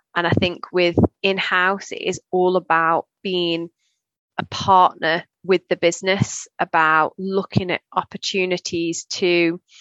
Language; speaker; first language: English; native; English